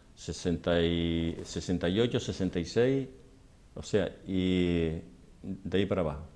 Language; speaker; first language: Spanish; native; Spanish